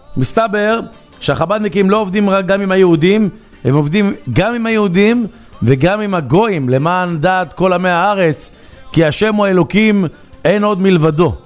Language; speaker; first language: Hebrew; native; Hebrew